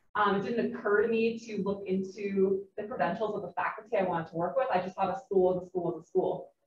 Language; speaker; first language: English; native; English